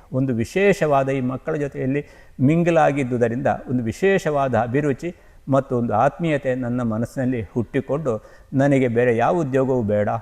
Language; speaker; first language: Kannada; native; Kannada